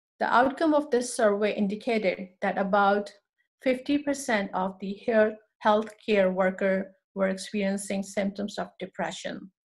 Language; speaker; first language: English; non-native, local second language; Urdu